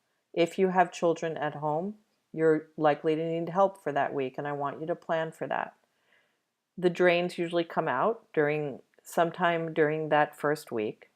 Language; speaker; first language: English; native; English